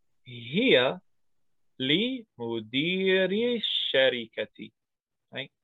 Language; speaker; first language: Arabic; non-native, fluent; English